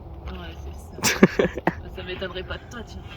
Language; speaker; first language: French; native; French